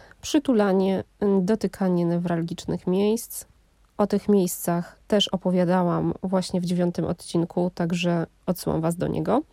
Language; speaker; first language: Polish; native; Polish